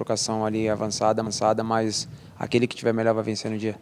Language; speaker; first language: Portuguese; native; Portuguese